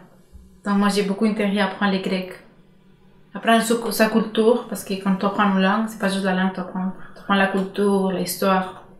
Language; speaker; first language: French; non-native, learner; Spanish